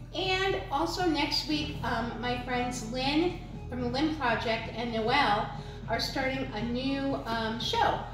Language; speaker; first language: English; native; English